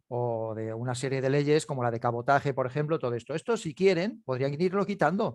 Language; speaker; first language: Spanish; native; Spanish